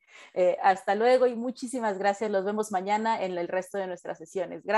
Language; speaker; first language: Spanish; native; Spanish